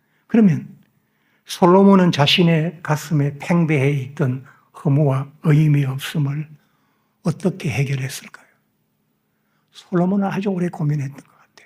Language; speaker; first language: Korean; native; Korean